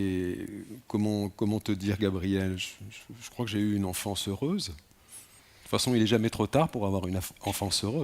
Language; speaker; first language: French; native; French